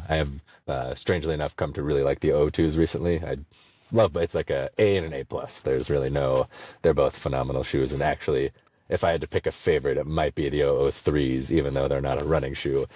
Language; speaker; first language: English; native; English